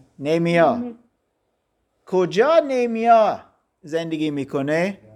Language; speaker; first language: Persian; non-native, learner; German